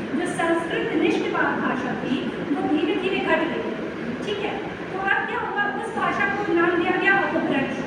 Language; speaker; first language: Hindi; native; Hindi